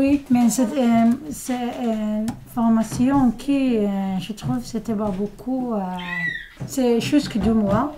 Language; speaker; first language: French; non-native, learner; Somali